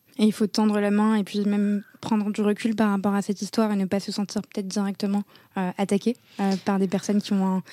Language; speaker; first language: French; native; French